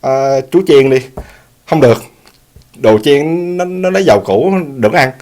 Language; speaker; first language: Vietnamese; early bilingual, heritage; Vietnamese